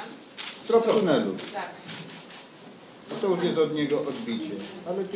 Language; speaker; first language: Polish; native; Polish